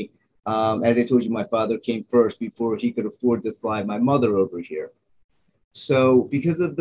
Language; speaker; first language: English; native; English